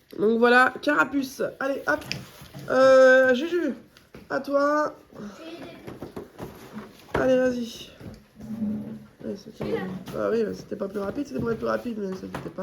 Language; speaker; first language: French; native; French